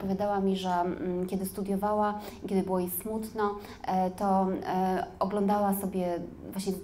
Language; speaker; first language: Polish; native; Polish